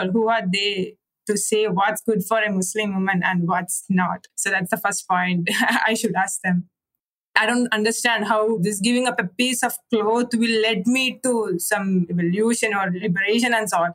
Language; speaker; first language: English; non-native, local second language; Malayalam